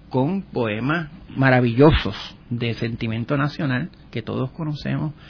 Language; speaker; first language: Spanish; native; Spanish